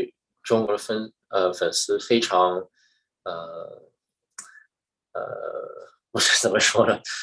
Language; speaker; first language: Chinese; early bilingual, heritage; English